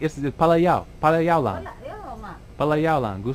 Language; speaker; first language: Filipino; non-native, learner; English